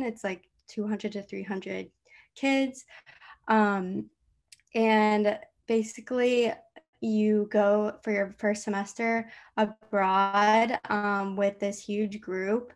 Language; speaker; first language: English; native; English